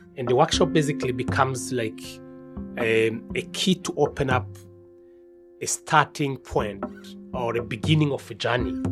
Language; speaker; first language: English; non-native, local second language; Kinyarwanda